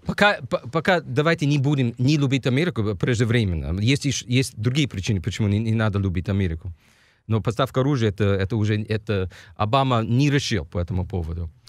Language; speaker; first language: Russian; non-native, fluent; English